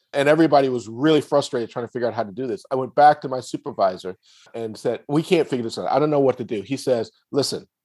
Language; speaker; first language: English; native; English